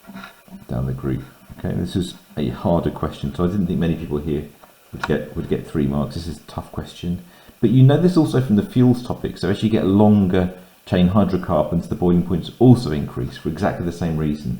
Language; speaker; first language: English; native; English